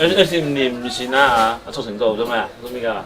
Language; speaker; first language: Chinese; native; Chinese